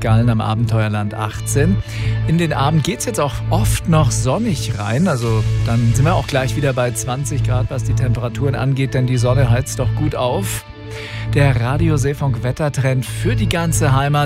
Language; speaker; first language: German; native; German